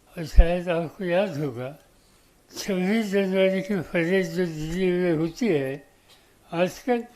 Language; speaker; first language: Hindi; non-native, local second language; Marathi